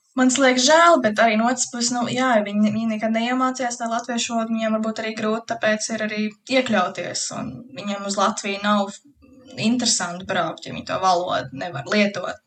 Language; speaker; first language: Latvian; early bilingual, heritage; Latvian